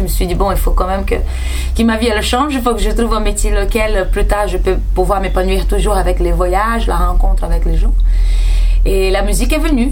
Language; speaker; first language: French; non-native, fluent; Portuguese